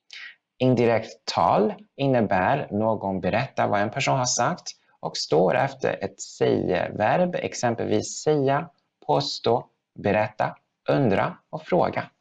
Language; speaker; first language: Swedish; non-native, fluent; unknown